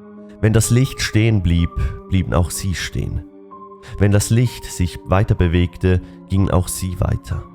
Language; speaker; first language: German; native; German